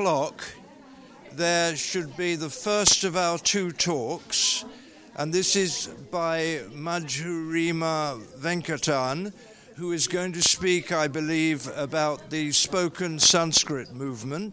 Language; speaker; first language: English; native; English